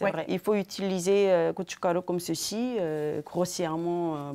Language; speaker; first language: French; non-native, fluent; Korean